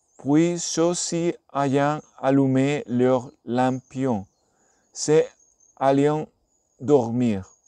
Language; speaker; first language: French; non-native, learner; Spanish